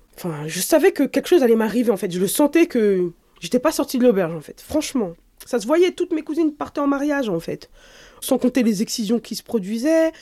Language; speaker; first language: French; native; French